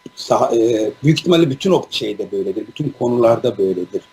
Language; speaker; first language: Turkish; native; Turkish